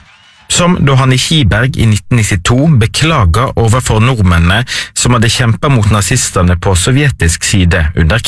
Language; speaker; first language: Norwegian; native; Norwegian